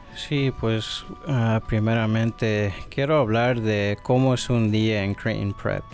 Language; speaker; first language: Spanish; early bilingual, heritage; Spanish